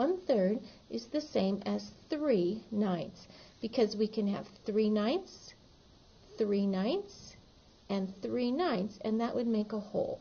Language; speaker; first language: English; native; English